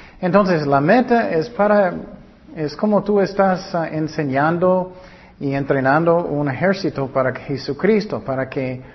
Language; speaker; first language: Spanish; non-native, learner; English